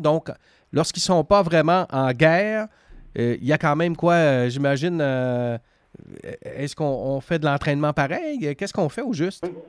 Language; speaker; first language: French; native; French